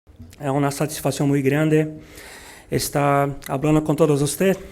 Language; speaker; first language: Spanish; non-native, learner; Portuguese